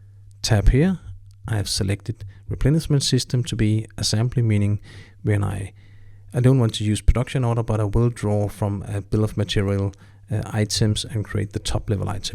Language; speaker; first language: English; non-native, fluent; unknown